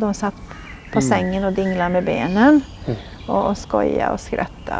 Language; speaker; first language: Swedish; native; Swedish